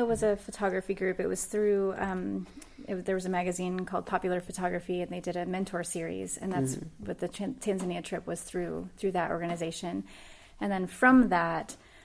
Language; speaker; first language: English; native; English